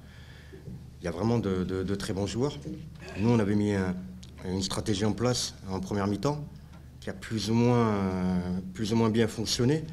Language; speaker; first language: French; native; French